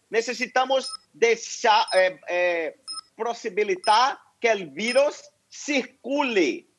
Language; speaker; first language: Spanish; non-native, learner; Portuguese